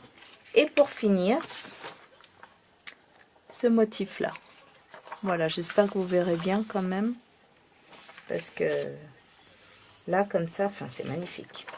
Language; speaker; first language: French; native; French